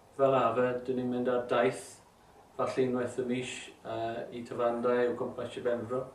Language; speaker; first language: Welsh; non-native, local second language; English